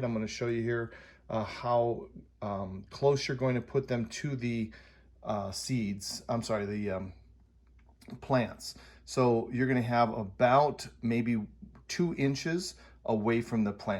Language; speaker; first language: English; native; English